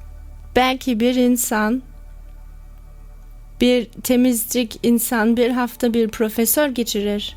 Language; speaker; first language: Turkish; non-native, learner; German